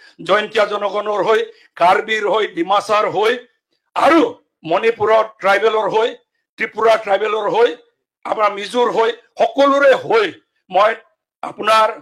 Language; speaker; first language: Assamese; non-native, local second language; Mising